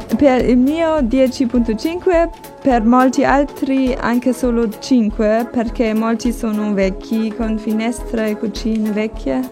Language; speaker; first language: Italian; non-native, learner; German